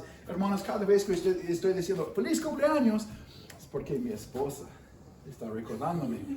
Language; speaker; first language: Spanish; non-native, fluent; English